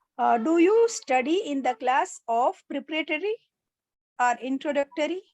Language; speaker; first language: English; non-native, learner; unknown